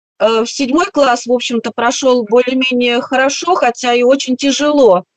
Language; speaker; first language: Russian; native; Russian